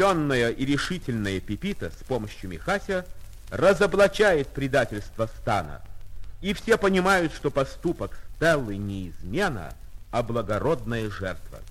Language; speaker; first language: Russian; native; Russian